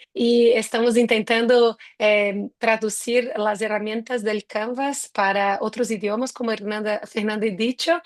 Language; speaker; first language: Spanish; non-native, fluent; Portuguese